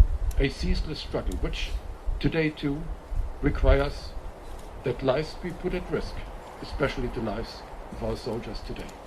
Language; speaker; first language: English; non-native, fluent; German